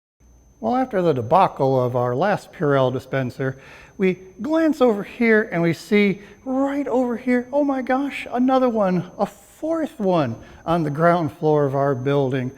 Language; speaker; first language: English; native; English